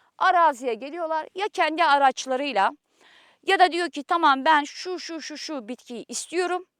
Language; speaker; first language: Turkish; native; Turkish